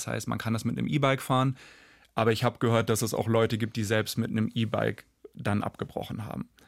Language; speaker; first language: German; native; German